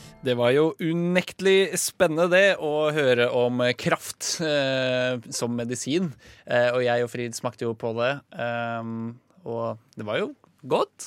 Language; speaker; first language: Norwegian; native; Norwegian